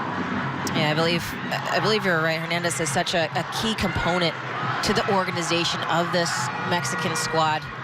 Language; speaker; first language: English; native; English